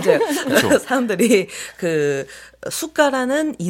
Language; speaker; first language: Korean; non-native, fluent; Chinese